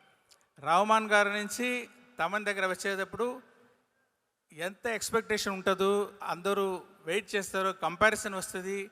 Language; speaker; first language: Telugu; non-native, learner; Tamil